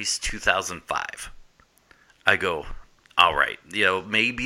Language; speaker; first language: English; native; English